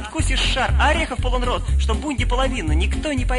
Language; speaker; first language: Russian; native; Russian